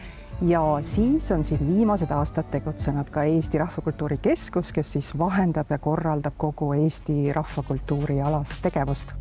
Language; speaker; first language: Estonian; native; Estonian